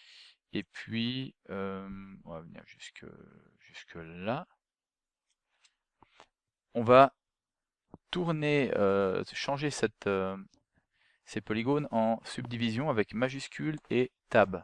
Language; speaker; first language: French; native; French